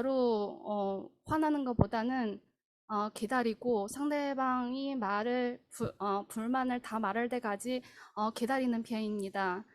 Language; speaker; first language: Korean; non-native, fluent; Chinese